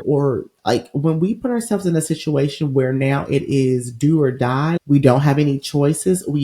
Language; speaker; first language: English; native; English